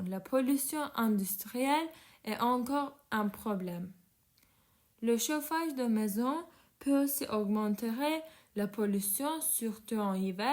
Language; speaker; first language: French; non-native, learner; Turkish